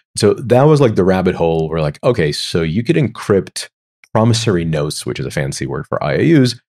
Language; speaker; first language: English; non-native, fluent; Ukrainian